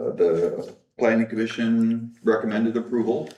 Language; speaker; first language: English; native; English